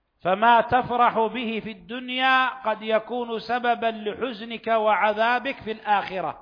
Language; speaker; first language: Arabic; native; Arabic